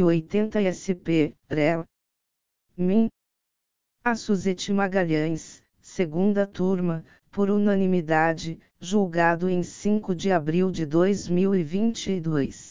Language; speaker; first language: Portuguese; native; Portuguese